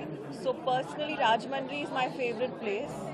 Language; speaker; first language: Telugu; non-native, learner; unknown